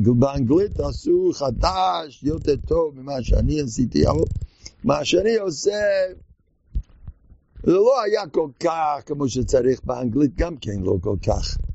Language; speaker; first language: Hebrew; non-native, learner; English